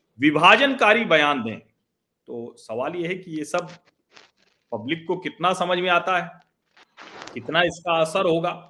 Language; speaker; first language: Hindi; native; Hindi